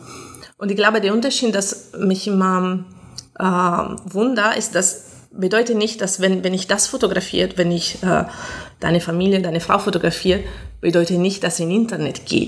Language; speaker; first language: German; non-native, fluent; Italian